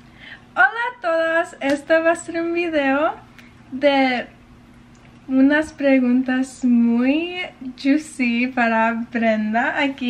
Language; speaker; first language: Spanish; early bilingual, heritage; English